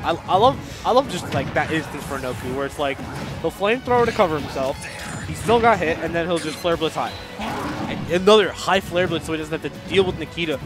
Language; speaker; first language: English; native; English